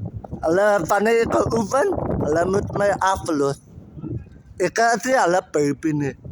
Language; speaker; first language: Dutch; non-native, learner; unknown